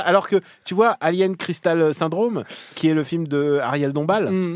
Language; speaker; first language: French; native; French